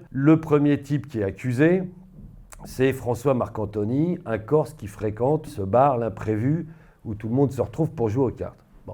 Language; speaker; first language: French; native; French